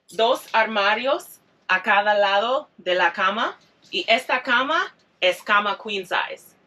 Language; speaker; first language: Spanish; non-native, fluent; English